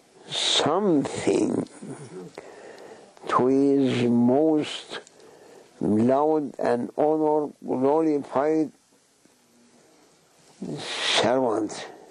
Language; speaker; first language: English; non-native, fluent; Turkish